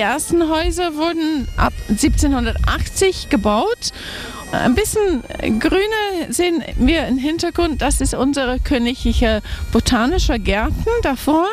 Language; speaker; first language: German; non-native, fluent; English